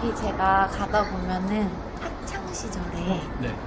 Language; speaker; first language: Korean; native; Korean